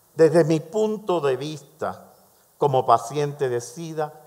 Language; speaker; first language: Spanish; native; Spanish